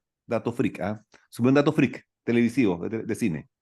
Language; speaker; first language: Spanish; native; Spanish